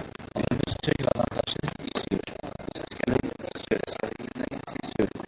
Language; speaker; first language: Turkish; non-native, local second language; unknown